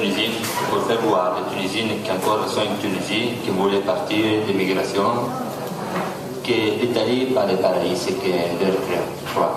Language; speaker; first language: French; non-native, learner; Italian